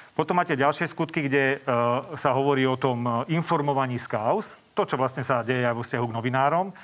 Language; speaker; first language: Slovak; native; Slovak